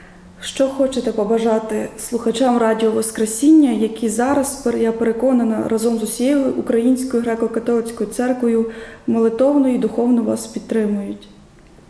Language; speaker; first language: Ukrainian; native; Ukrainian